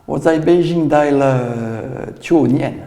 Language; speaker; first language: Chinese; non-native, learner; French